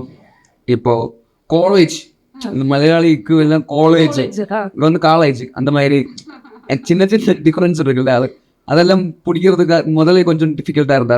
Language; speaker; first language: Tamil; non-native, local second language; Malayalam